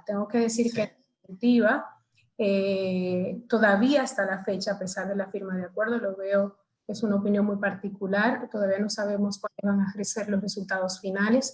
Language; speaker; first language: Spanish; native; Spanish